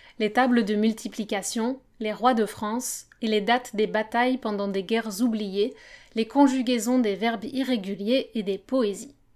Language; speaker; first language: French; native; French